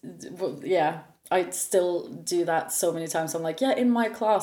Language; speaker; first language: English; non-native, fluent; Norwegian